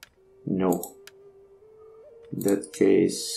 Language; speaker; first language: English; non-native, fluent; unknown